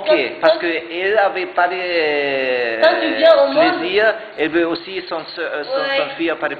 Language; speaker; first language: French; non-native, learner; German